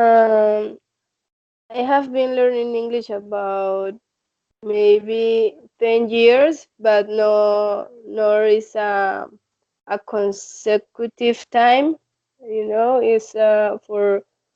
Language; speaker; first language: English; non-native, learner; Spanish